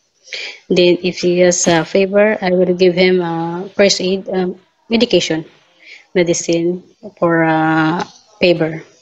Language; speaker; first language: English; non-native, learner; Filipino